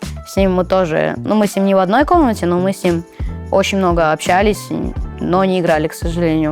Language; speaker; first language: Russian; native; Russian